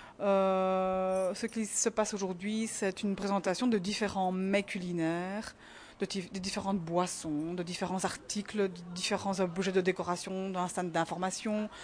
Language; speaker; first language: French; native; French